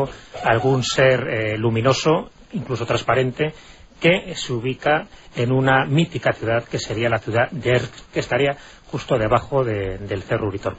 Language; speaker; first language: Spanish; native; Spanish